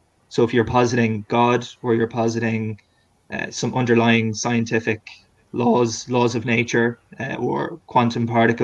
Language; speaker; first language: English; native; English